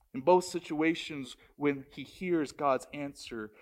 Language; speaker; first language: English; native; English